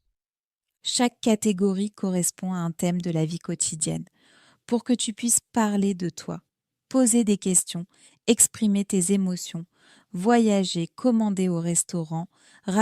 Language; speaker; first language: French; native; French